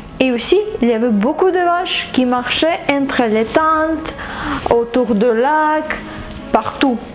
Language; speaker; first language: French; non-native, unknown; Ukrainian